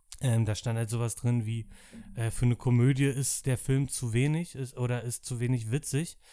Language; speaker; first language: German; native; German